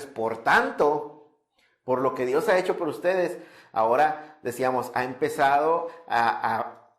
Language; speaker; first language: Spanish; native; Spanish